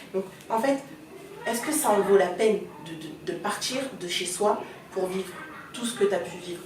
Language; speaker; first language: French; early bilingual, other home language; Soninke